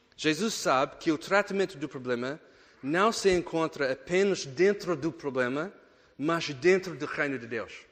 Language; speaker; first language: Portuguese; non-native, fluent; English